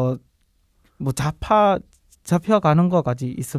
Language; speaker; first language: Korean; non-native, learner; Burmese